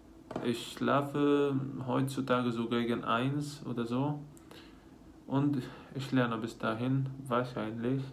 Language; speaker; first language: German; non-native, fluent; Arabic